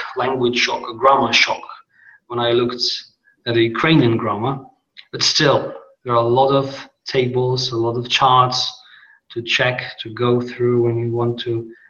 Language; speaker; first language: English; non-native, fluent; Polish